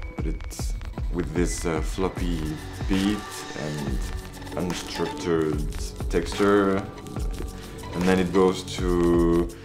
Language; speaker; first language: English; non-native, fluent; French